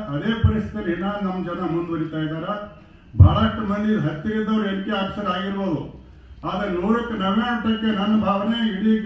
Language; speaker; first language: Kannada; non-native, local second language; Lambadi